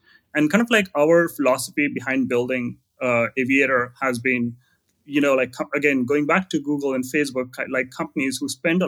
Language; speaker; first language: English; non-native, local second language; Hindi